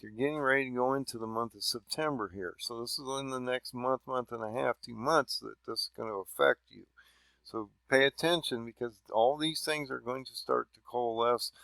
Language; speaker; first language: English; native; English